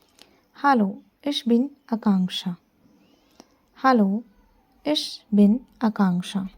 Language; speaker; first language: German; non-native, learner; Hindi